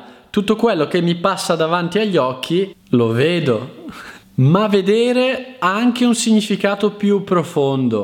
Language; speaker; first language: Italian; native; Italian